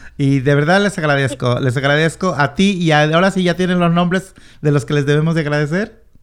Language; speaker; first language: Spanish; native; Spanish